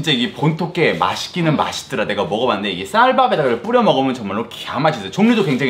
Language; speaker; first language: Korean; native; Korean